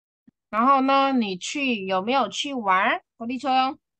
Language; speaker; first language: Chinese; non-native, fluent; Vietnamese